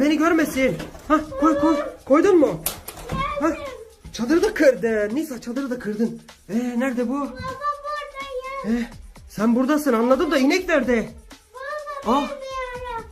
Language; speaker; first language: Turkish; native; Turkish